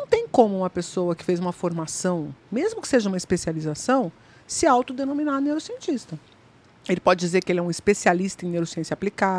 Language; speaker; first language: Portuguese; native; Portuguese